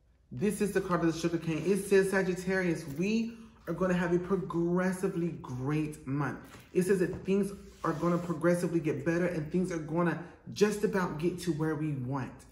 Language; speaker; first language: English; native; English